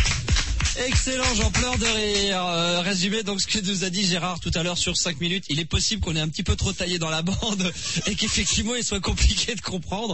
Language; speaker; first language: French; native; French